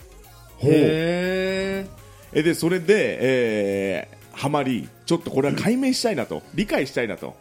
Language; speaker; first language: Japanese; native; Japanese